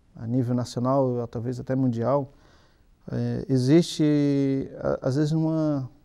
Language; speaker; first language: Portuguese; native; Portuguese